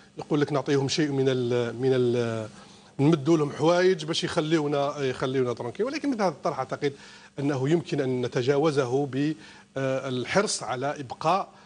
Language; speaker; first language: Arabic; native; Arabic